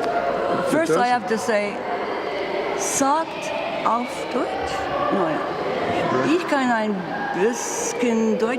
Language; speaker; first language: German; non-native, learner; English